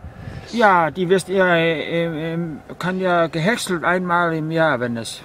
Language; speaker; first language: German; non-native, learner; Danish